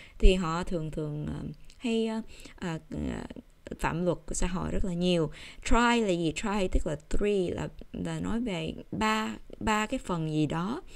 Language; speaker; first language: Vietnamese; early bilingual, heritage; Vietnamese